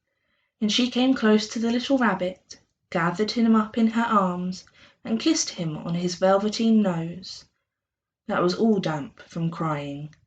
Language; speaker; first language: English; native; English